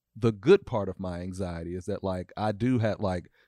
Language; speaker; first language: English; native; English